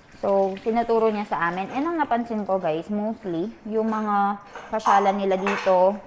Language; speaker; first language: Filipino; native; Filipino